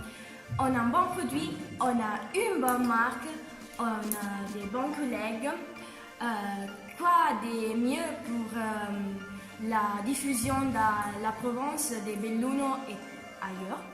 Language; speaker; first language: French; non-native, learner; Italian